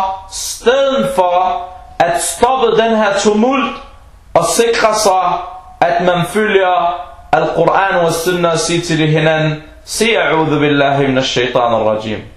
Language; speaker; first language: Danish; non-native, fluent; Arabic